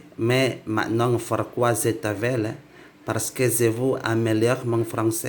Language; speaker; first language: French; non-native, learner; Indonesian